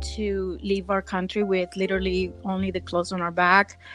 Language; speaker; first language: English; early bilingual, other home language; Spanish